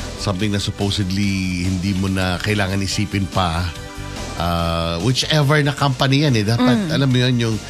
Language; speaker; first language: Filipino; non-native, local second language; Pampanga